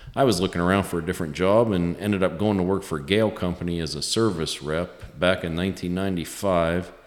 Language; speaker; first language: English; native; English